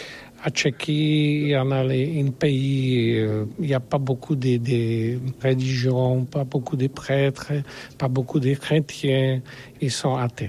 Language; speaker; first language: French; non-native, learner; Polish